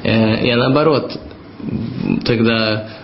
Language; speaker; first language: Russian; early bilingual, heritage; Russian